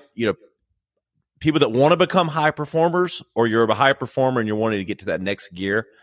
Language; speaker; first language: English; native; English